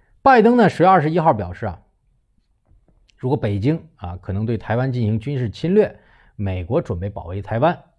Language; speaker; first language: Chinese; native; Chinese